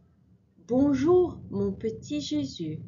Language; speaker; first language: French; non-native, fluent; English